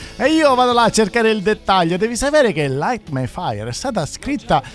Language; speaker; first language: Italian; native; Italian